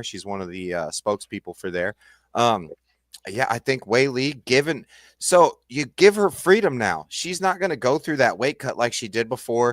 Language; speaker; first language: English; native; English